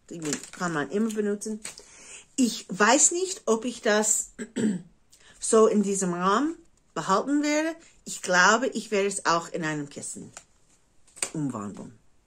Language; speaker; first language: German; non-native, fluent; English